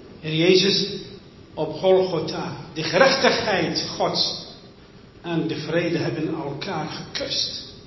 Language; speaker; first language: Dutch; non-native, fluent; French